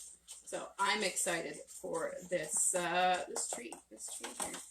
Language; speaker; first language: English; native; English